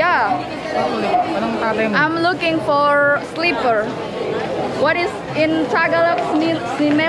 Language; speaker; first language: English; non-native, learner; Indonesian